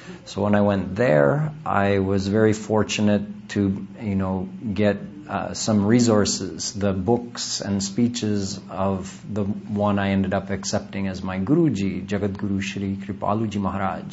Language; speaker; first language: English; native; English